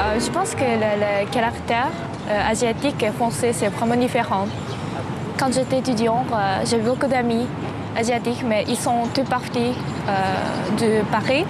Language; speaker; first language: French; non-native, learner; Japanese